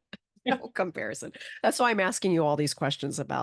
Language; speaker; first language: English; native; English